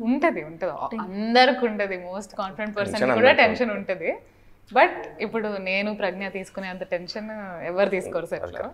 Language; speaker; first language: Telugu; non-native, local second language; Tamil